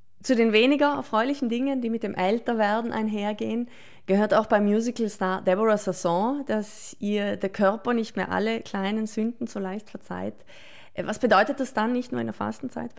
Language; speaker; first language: German; native; German